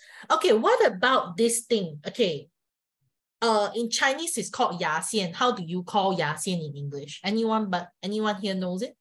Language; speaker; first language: English; non-native, local second language; Chinese